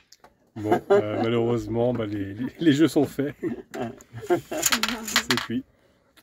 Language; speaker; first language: French; native; French